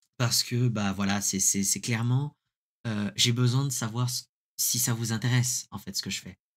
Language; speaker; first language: French; native; French